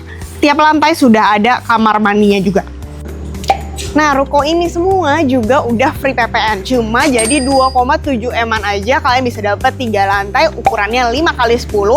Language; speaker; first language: Indonesian; native; Indonesian